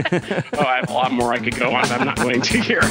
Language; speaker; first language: English; native; English